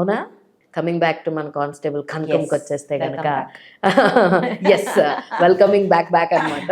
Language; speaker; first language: Telugu; native; Telugu